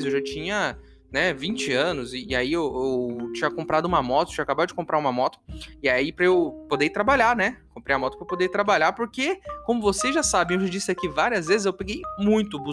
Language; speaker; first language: Portuguese; native; Portuguese